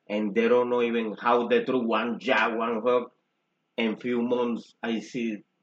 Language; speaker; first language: English; non-native, learner; Spanish